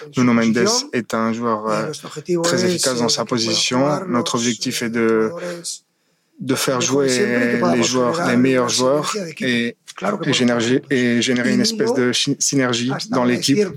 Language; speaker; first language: French; non-native, fluent; Spanish